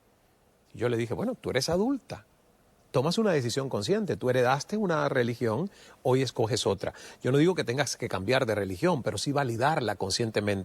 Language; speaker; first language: Spanish; native; Spanish